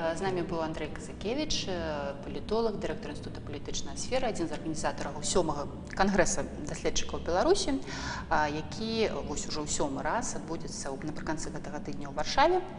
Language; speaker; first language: Belarusian; native; Belarusian